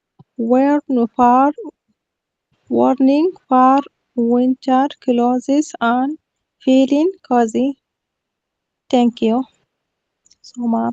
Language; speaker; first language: English; non-native, learner; Arabic